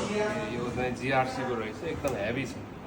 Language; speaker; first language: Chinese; non-native, learner; Nepali